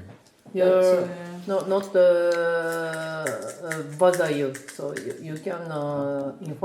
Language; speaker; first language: English; non-native, learner; Japanese